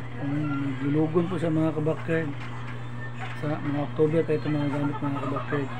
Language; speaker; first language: Filipino; non-native, local second language; Cebuano